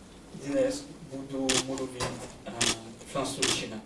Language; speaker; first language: Czech; non-native, learner; French